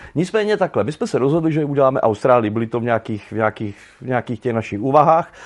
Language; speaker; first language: Czech; native; Czech